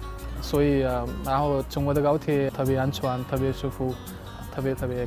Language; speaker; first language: Chinese; non-native, learner; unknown